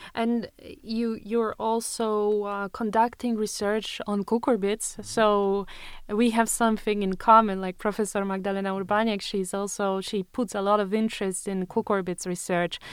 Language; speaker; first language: English; non-native, fluent; Polish